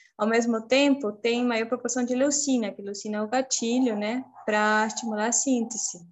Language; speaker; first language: Portuguese; non-native, fluent; Spanish